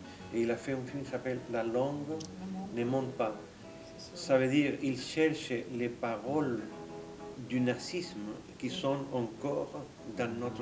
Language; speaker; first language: French; non-native, fluent; Spanish